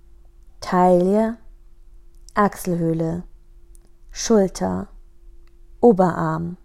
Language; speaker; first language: German; native; German